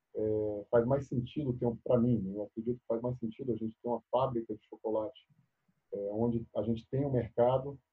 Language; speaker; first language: Portuguese; native; Portuguese